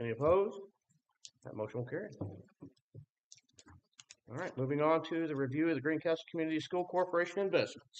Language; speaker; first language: English; native; English